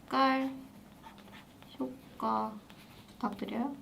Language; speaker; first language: Korean; native; Korean